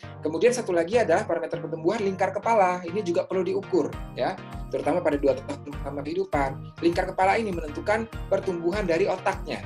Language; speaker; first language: Indonesian; native; Indonesian